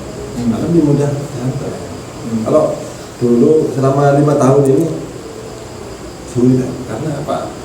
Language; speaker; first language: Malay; non-native, local second language; Javanese